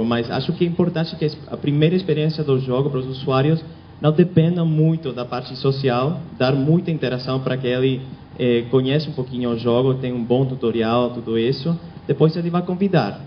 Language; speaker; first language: Portuguese; non-native, fluent; Spanish